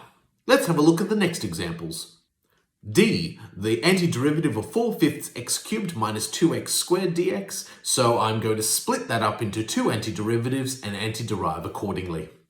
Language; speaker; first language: English; native; English